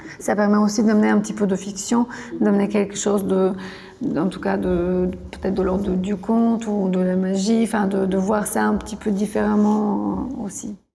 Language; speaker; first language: French; non-native, fluent; Bulgarian